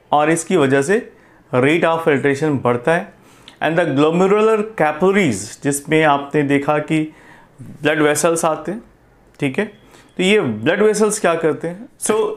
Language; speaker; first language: Hindi; non-native, local second language; Gujarati